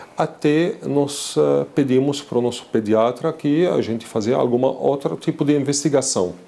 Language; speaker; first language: Portuguese; non-native, fluent; Arabic